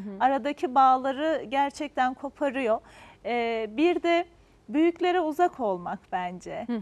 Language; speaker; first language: Turkish; native; Turkish